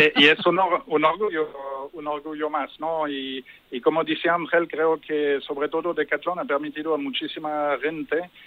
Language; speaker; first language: Spanish; non-native, fluent; French